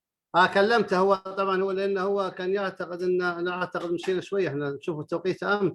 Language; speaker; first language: Arabic; native; Arabic